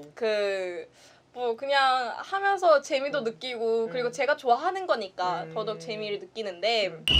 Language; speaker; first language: Korean; non-native, fluent; Thai